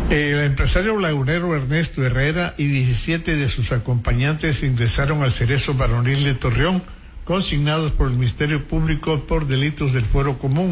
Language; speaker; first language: Spanish; native; Spanish